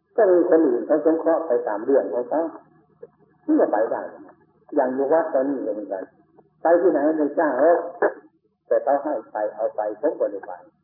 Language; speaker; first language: Thai; native; Thai